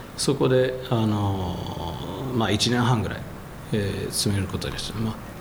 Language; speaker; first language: Japanese; non-native, fluent; French